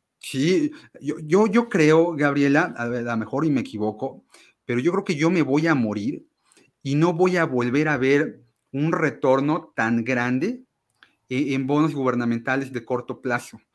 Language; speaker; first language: Spanish; native; Spanish